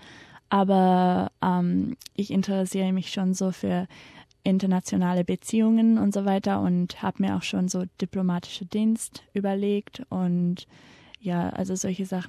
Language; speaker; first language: German; early bilingual, heritage; German